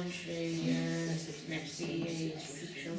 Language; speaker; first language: French; non-native, learner; English